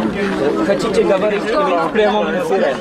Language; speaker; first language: Russian; non-native, learner; Czech